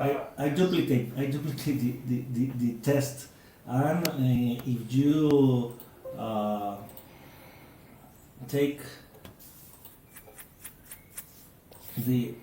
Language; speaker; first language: English; non-native, learner; Spanish